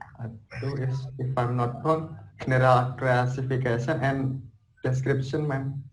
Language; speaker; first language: English; non-native, learner; Indonesian